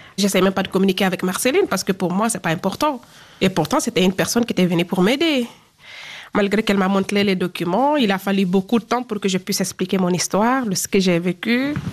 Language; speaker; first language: French; non-native, local second language; Fula